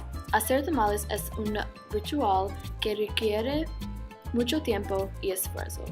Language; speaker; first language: Spanish; non-native, learner; English